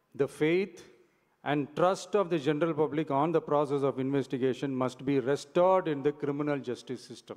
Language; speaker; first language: English; non-native, local second language; Tamil